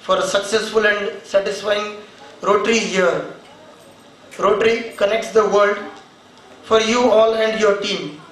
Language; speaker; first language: English; non-native, local second language; Marathi